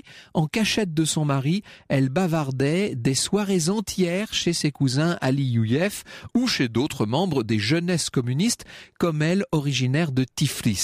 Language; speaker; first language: French; native; French